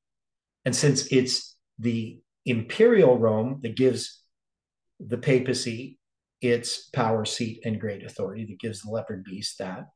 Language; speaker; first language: English; native; English